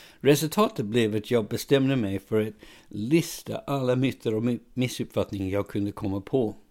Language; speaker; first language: Swedish; non-native, fluent; English